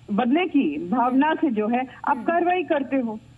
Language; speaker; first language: Hindi; native; Hindi